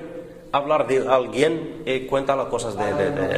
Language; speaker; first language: Spanish; non-native, learner; Arabic